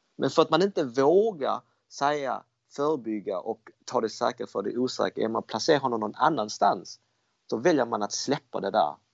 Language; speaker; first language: Swedish; early bilingual, other home language; Cantonese